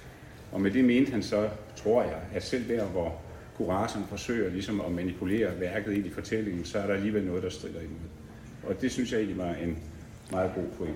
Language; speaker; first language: Danish; native; Danish